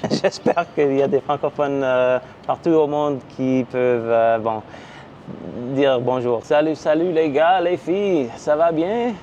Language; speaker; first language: French; non-native, local second language; English